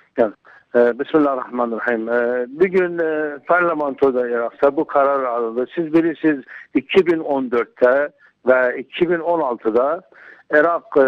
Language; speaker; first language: Turkish; non-native, learner; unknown